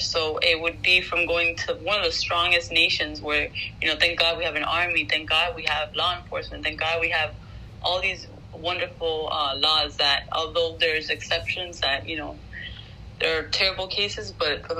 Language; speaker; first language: English; non-native, fluent; Spanish